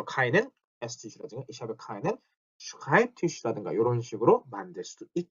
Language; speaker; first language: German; non-native, fluent; Korean